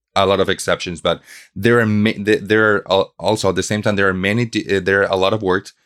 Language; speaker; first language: English; non-native, fluent; Spanish